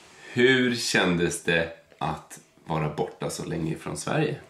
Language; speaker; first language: Swedish; native; Swedish